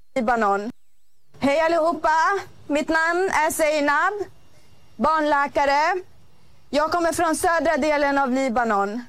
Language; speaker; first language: Swedish; non-native, fluent; Arabic